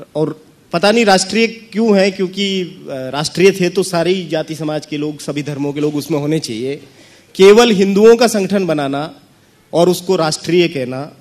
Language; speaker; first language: Hindi; native; Hindi